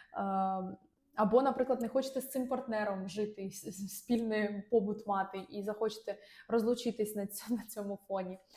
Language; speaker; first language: Ukrainian; non-native, local second language; Russian